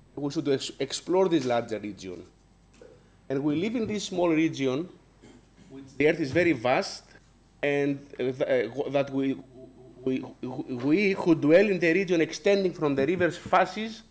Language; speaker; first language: English; non-native, fluent; Greek